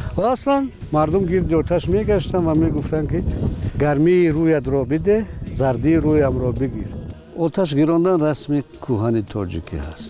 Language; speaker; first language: Persian; native; Persian